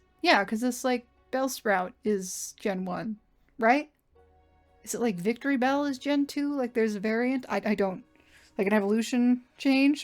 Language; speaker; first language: English; native; English